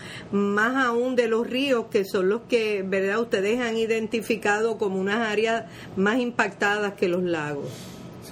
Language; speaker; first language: Spanish; native; Spanish